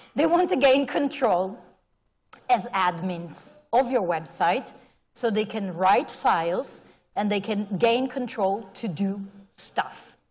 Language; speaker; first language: English; non-native, fluent; Italian